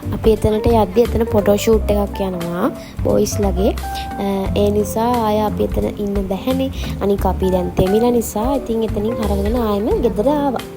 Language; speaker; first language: Sinhala; native; Sinhala